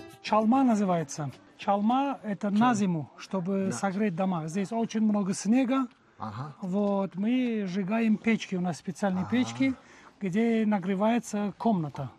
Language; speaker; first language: Russian; non-native, local second language; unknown